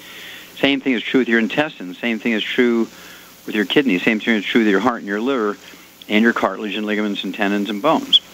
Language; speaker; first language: English; native; English